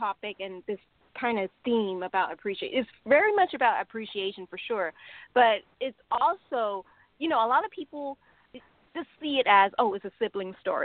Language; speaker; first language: English; non-native, local second language; Cantonese